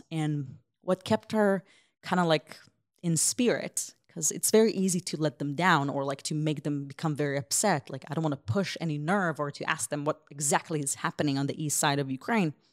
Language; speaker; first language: English; non-native, fluent; Hebrew